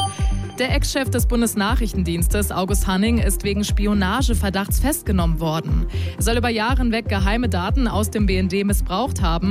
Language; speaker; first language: German; native; German